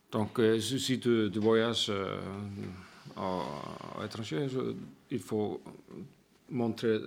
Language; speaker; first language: French; non-native, fluent; Icelandic